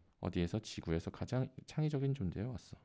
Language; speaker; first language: Korean; native; Korean